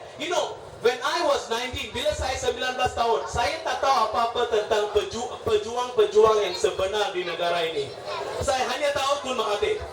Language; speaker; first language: Malay; non-native, local second language; Tamil